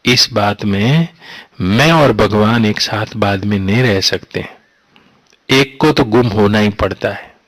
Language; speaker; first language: Hindi; non-native, local second language; Gujarati